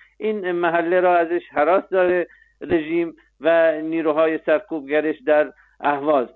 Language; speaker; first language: Persian; non-native, local second language; Arabic